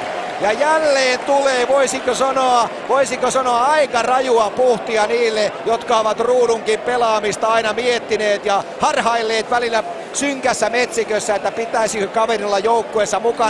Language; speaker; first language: Finnish; native; Finnish